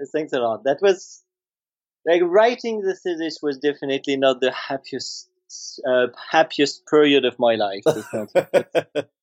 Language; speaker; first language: English; non-native, fluent; French